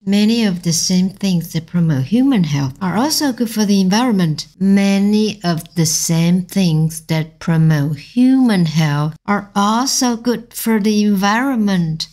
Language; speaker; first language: English; non-native, fluent; Chinese